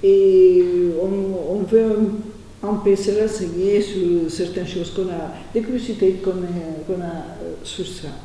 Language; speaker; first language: French; non-native, fluent; Italian